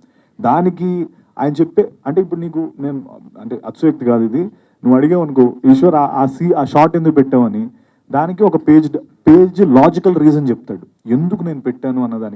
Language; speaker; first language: Telugu; native; Telugu